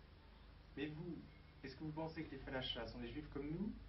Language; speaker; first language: French; native; French